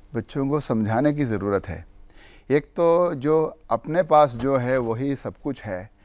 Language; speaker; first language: Hindi; non-native, local second language; Malayalam